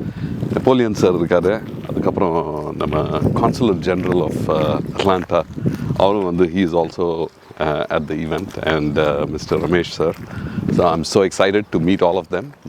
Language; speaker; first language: Tamil; native; Tamil